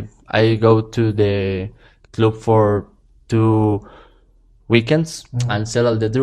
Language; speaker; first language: English; non-native, learner; Spanish